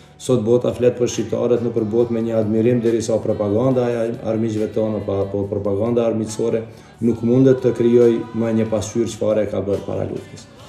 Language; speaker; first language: Albanian; native; Albanian